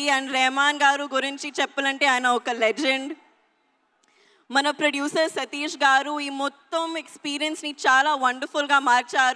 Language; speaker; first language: Telugu; non-native, local second language; Hindi